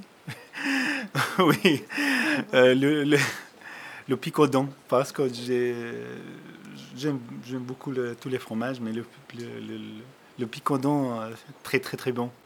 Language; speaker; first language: French; non-native, learner; Arabic